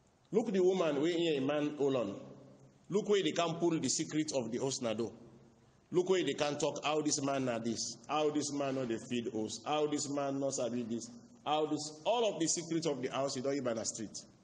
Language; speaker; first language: English; non-native, local second language; Krio